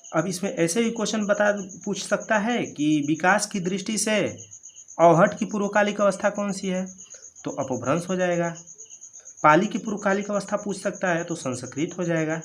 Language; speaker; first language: Hindi; native; Hindi